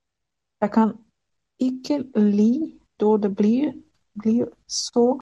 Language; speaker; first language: Danish; non-native, learner; Swedish